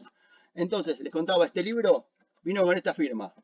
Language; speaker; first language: Spanish; native; Spanish